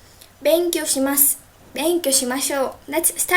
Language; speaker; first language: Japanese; non-native, fluent; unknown